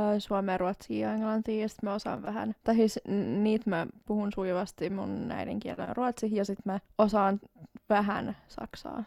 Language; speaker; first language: Finnish; non-native, local second language; Swedish